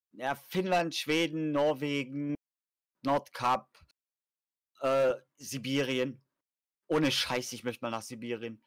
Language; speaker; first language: German; native; German